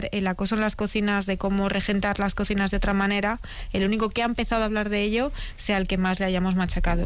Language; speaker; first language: Spanish; native; Spanish